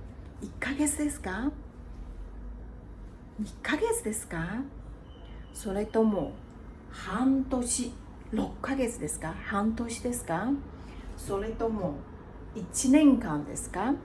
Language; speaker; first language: Japanese; non-native, fluent; Chinese